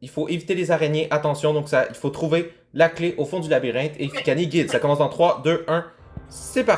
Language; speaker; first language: French; native; French